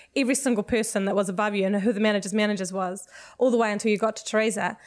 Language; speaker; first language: English; non-native, fluent; Swedish